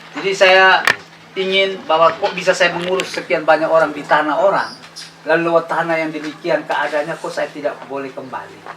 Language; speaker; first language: Indonesian; native; Indonesian